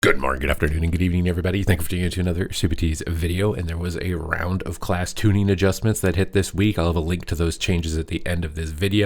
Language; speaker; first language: English; native; English